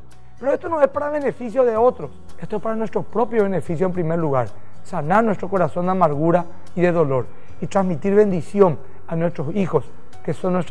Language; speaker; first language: Spanish; native; Spanish